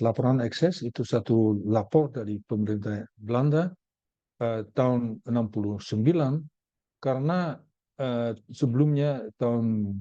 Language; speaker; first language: Indonesian; non-native, learner; Dutch